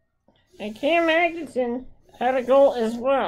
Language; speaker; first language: English; native; English